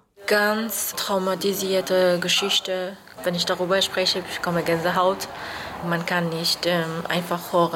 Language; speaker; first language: German; non-native, fluent; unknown